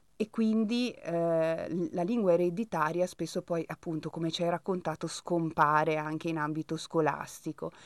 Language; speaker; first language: Italian; native; Italian